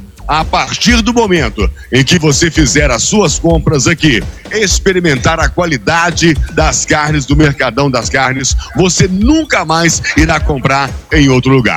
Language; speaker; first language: Portuguese; native; Portuguese